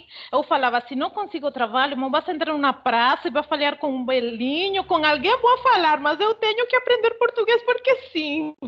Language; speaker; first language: Portuguese; non-native, fluent; Spanish